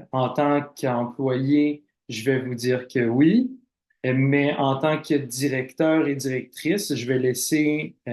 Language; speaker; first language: French; native; French